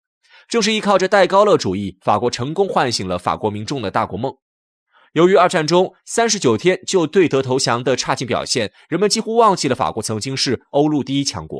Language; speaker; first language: Chinese; native; Chinese